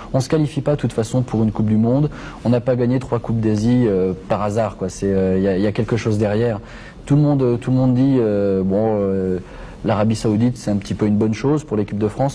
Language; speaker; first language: French; native; French